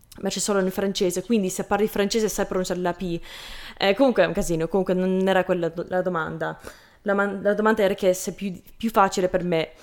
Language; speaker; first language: Italian; non-native, fluent; English